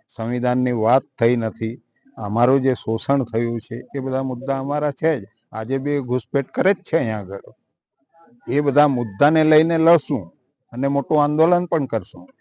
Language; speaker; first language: Gujarati; non-native, local second language; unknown